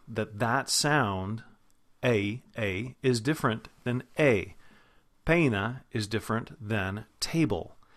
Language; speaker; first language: English; native; English